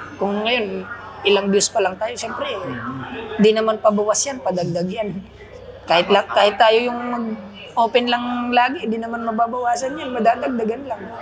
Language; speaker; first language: Filipino; non-native, local second language; Waray